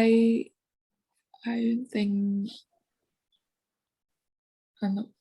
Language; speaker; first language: English; non-native, learner; Vietnamese